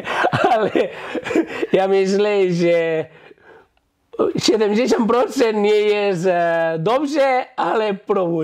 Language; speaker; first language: Polish; non-native, learner; Catalan